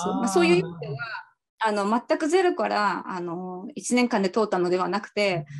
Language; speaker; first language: Japanese; native; Japanese